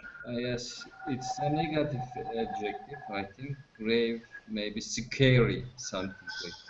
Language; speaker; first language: English; non-native, fluent; Turkish